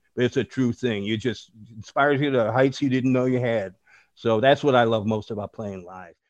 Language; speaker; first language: English; native; English